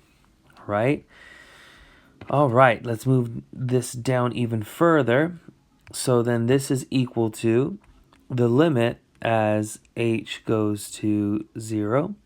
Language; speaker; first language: English; native; English